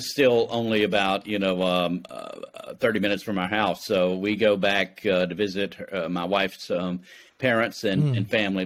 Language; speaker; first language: English; native; English